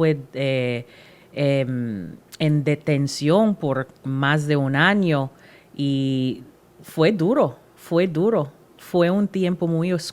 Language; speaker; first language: Spanish; non-native, learner; English